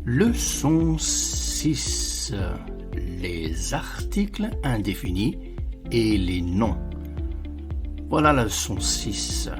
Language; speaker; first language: French; non-native, fluent; Italian